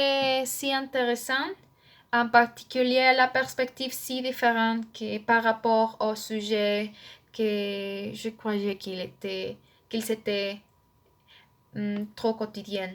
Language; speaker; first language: French; non-native, learner; Spanish